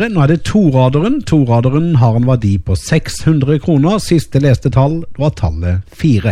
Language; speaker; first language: Norwegian; native; Norwegian